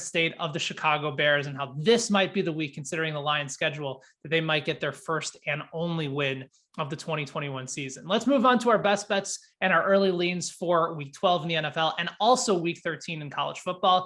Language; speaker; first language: English; native; English